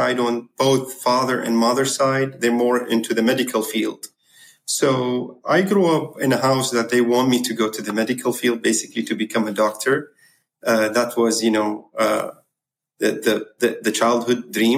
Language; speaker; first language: English; non-native, fluent; Arabic